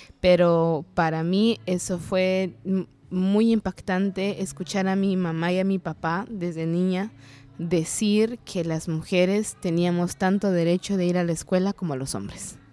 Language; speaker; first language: Spanish; non-native, local second language; Kaqchikel